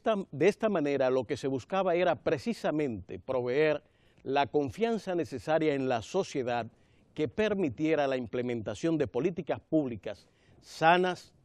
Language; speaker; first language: Spanish; native; Spanish